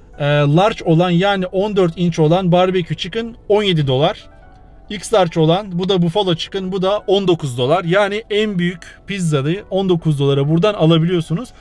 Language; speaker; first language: Turkish; native; Turkish